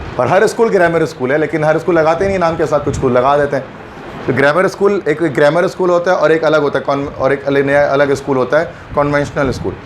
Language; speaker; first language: Urdu; native; Urdu